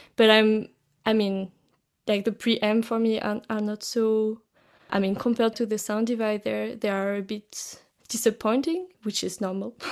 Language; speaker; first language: English; non-native, fluent; French